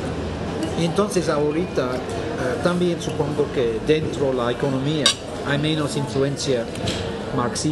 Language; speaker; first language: Spanish; non-native, fluent; English